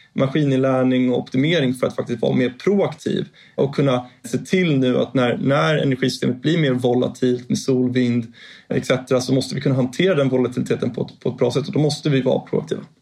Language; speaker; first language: Swedish; native; Swedish